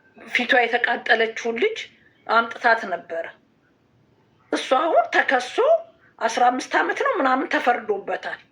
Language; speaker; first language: Amharic; native; Amharic